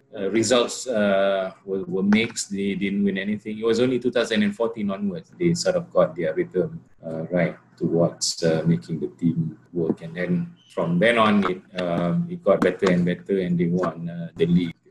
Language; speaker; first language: English; non-native, local second language; Malay